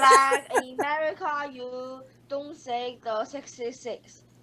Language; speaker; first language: English; non-native, learner; Chinese